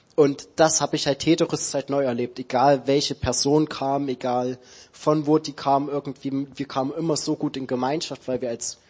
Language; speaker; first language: German; native; German